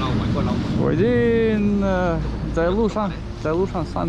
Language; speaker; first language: Chinese; non-native, fluent; Russian